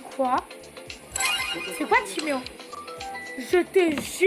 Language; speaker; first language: French; native; French